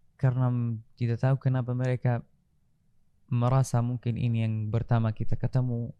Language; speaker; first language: Indonesian; non-native, learner; Arabic